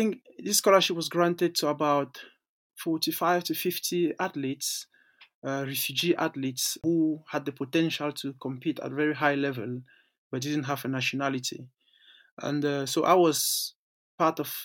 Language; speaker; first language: English; non-native, local second language; French